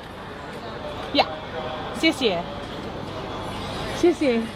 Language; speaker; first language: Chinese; non-native, learner; English